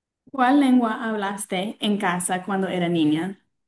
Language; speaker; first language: Spanish; non-native, learner; English